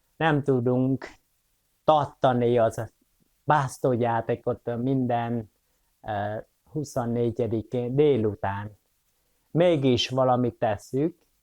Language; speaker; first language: Hungarian; non-native, fluent; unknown